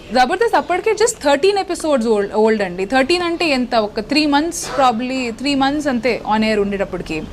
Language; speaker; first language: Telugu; non-native, local second language; Hindi